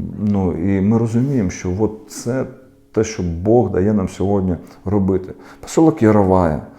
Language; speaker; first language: Ukrainian; non-native, local second language; Russian